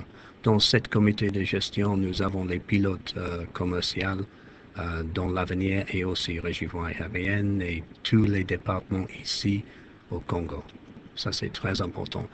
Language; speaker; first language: French; non-native, fluent; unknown